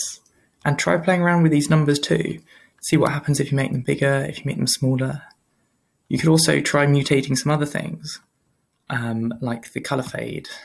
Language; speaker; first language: English; native; English